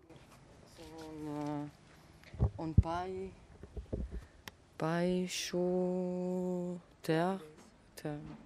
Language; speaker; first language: French; non-native, fluent; Italian